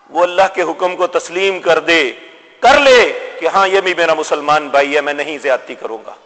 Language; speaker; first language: Urdu; non-native, local second language; Punjabi